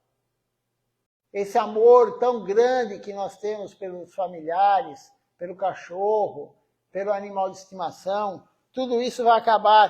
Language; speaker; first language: Portuguese; native; Portuguese